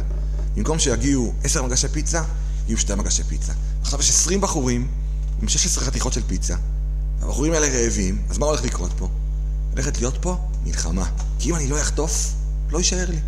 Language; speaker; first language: Hebrew; native; Hebrew